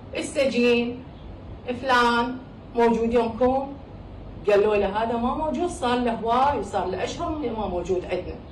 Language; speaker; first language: Arabic; native; Arabic